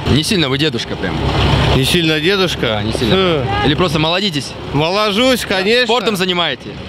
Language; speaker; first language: Russian; native; Russian